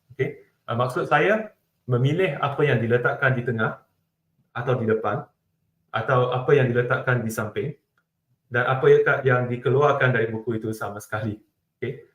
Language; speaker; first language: Malay; non-native, local second language; Chinese